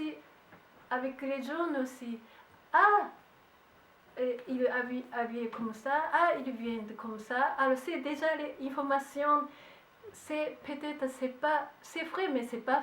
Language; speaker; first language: French; non-native, learner; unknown